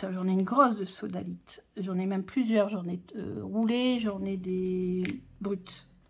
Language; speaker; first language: French; native; French